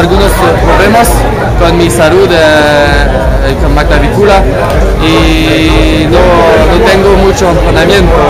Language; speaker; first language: Spanish; non-native, learner; French